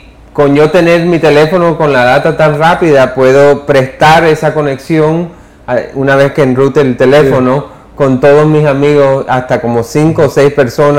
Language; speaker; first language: Spanish; early bilingual, heritage; English